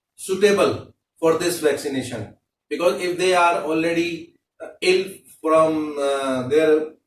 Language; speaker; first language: English; non-native, local second language; Hindi